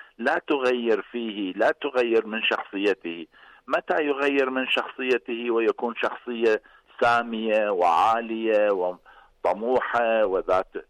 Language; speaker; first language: Arabic; non-native, fluent; Persian